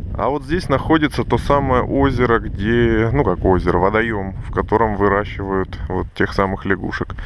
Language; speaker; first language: Russian; native; Russian